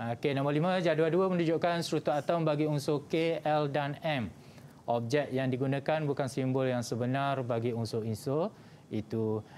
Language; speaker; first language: Malay; native; Malay